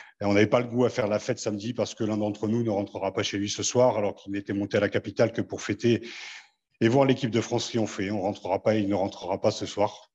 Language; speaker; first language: French; native; French